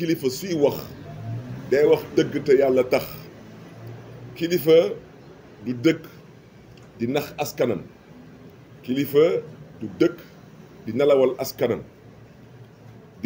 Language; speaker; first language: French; non-native, local second language; Wolof